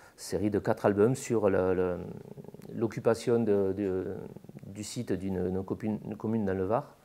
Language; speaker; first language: French; native; French